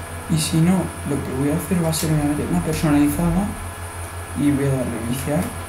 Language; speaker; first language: Spanish; native; Spanish